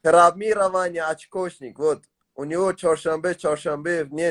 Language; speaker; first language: Russian; non-native, learner; Tajik